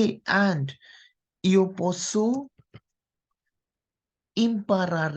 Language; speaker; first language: Italian; non-native, fluent; Hindi